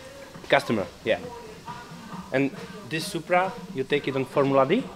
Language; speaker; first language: English; non-native, learner; Czech